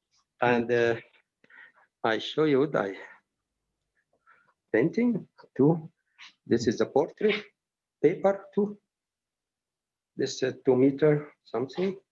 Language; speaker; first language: English; non-native, learner; Arabic